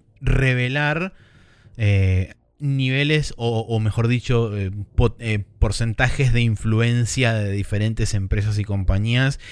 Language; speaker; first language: Spanish; native; Spanish